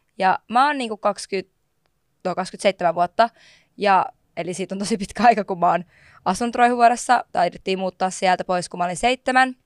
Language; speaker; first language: Finnish; native; Finnish